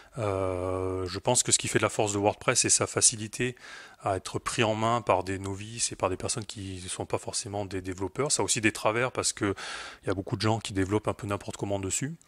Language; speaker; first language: French; native; French